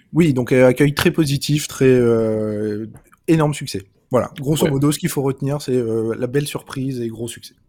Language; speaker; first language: French; native; French